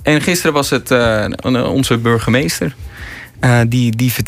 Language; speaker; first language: Dutch; native; Dutch